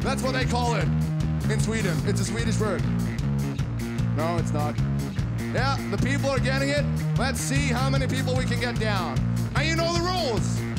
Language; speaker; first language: English; non-native, fluent; Swedish